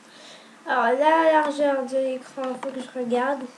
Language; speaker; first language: French; native; French